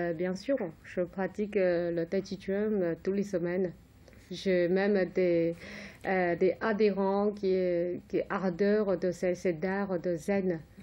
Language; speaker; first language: French; non-native, fluent; Chinese